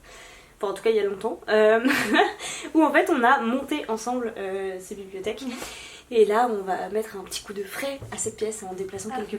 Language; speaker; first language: French; native; French